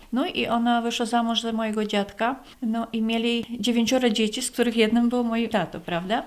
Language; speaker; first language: Polish; non-native, fluent; Latvian